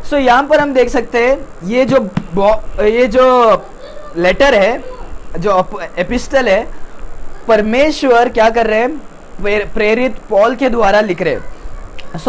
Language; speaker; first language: Hindi; non-native, local second language; Tamil